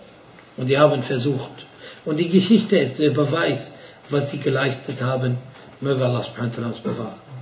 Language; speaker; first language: German; non-native, fluent; Arabic